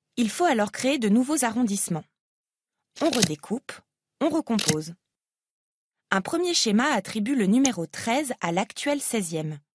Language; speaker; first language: French; native; French